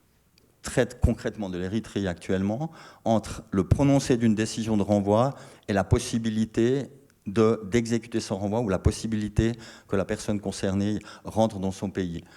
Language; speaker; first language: French; native; French